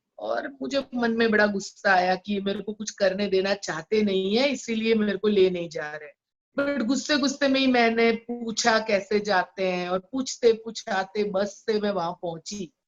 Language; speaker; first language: Hindi; non-native, local second language; Gujarati